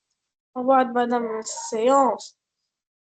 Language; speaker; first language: French; non-native, learner; Arabic